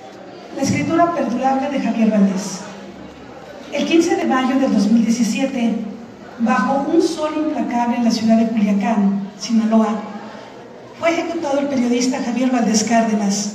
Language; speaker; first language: Spanish; native; Spanish